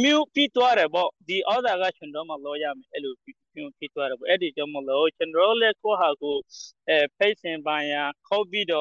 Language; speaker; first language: Burmese; non-native, local second language; Rohingya